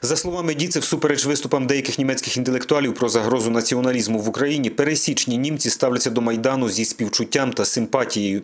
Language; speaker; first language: Ukrainian; native; Ukrainian